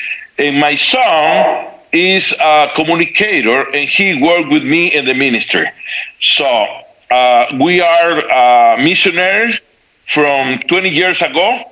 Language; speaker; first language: English; non-native, learner; Spanish